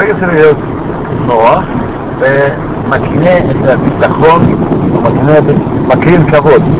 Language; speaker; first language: Hebrew; non-native, fluent; Russian